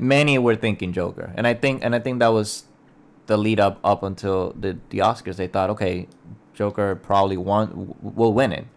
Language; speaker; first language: English; non-native, local second language; Spanish